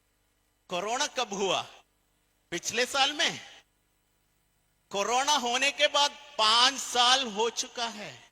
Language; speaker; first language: Hindi; non-native, learner; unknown